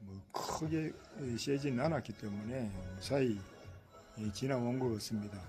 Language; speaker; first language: Korean; native; Korean